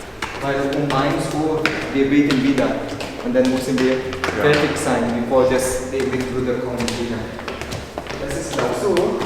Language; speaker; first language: German; non-native, learner; Filipino